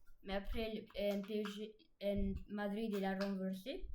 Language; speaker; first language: French; non-native, learner; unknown